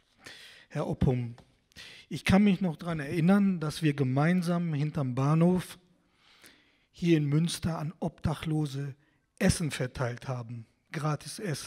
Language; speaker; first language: German; non-native, fluent; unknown